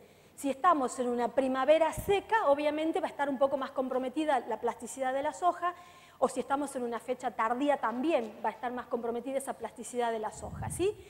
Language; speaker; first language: Spanish; native; Spanish